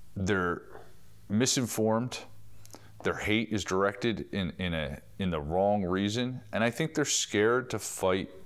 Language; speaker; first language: English; native; English